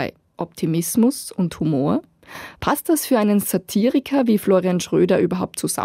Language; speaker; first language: German; native; German